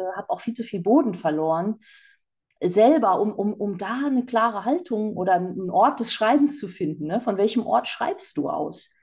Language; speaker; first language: German; native; German